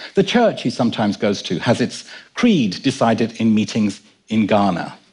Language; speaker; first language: English; native; English